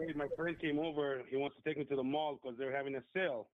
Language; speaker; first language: English; non-native, fluent; Arabic